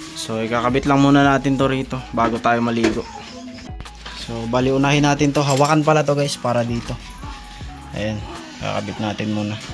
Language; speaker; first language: Filipino; non-native, local second language; Cebuano